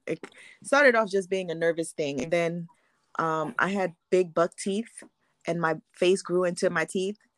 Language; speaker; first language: English; early bilingual, other home language; Haitian Creole